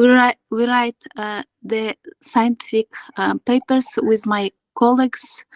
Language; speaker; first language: English; non-native, learner; Kazakh